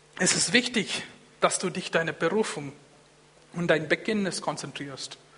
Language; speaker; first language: German; non-native, fluent; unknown